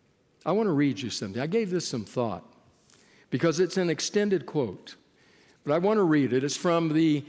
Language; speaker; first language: English; native; English